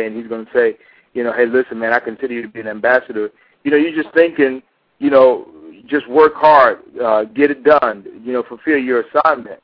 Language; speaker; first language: English; native; English